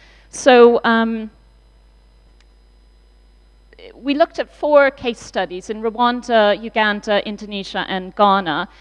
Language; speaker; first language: English; native; English